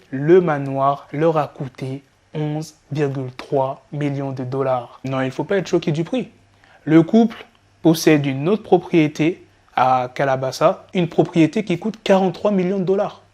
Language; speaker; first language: French; native; French